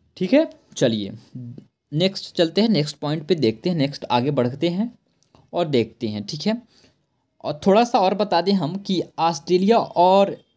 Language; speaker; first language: Hindi; native; Hindi